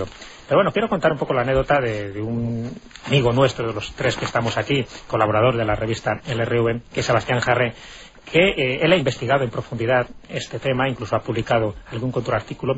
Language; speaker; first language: Spanish; native; Spanish